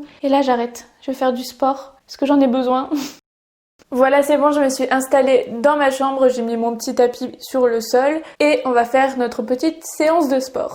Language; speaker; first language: French; native; French